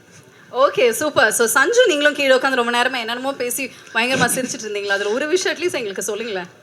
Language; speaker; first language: Tamil; native; Tamil